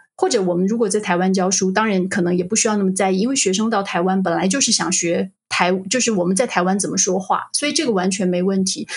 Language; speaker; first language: Chinese; native; Chinese